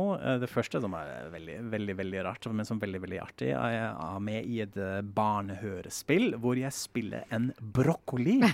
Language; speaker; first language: Norwegian; non-native, fluent; German